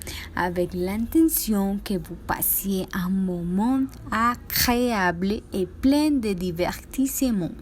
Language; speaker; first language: French; non-native, learner; Spanish